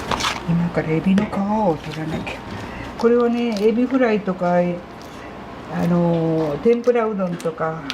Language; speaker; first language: Japanese; native; Japanese